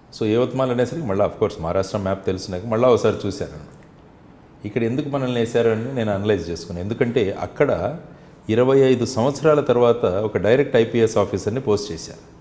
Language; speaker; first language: Telugu; native; Telugu